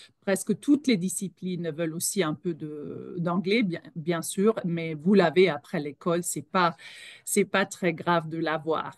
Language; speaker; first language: French; non-native, fluent; German